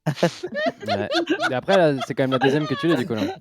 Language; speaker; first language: French; native; French